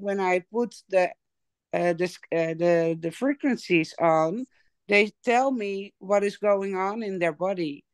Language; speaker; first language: English; non-native, learner; Dutch